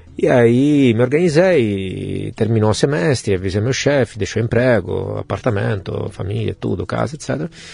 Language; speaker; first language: Portuguese; non-native, fluent; Italian